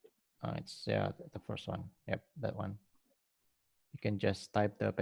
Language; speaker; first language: English; non-native, fluent; Indonesian